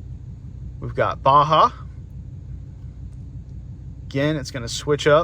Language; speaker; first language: English; native; English